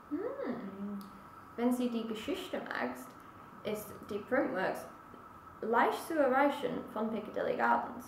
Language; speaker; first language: German; non-native, learner; English